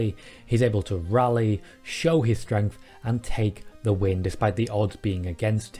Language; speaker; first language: English; native; English